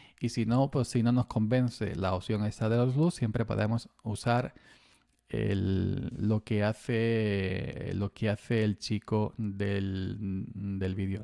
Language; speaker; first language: Spanish; native; Spanish